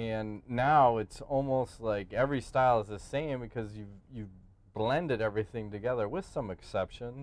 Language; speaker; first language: English; native; English